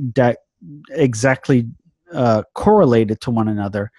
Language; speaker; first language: English; native; English